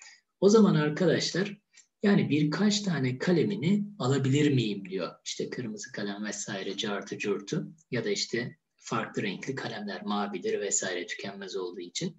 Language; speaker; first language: Turkish; native; Turkish